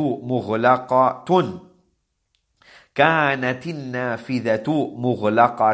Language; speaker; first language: Arabic; non-native, fluent; English